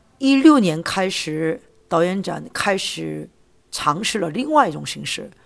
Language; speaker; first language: Chinese; non-native, fluent; Korean